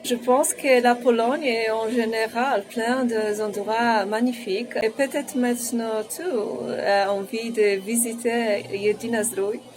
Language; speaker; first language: French; non-native, fluent; Polish